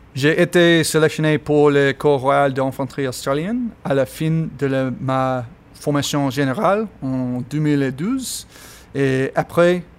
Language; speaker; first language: French; non-native, learner; English